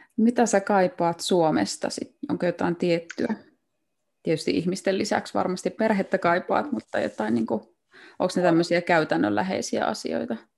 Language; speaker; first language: Finnish; native; Finnish